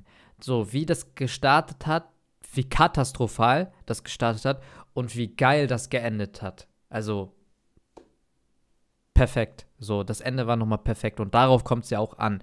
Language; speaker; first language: German; native; German